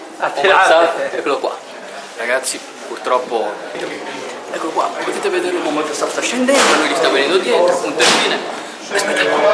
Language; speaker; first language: Italian; early bilingual, other home language; Urdu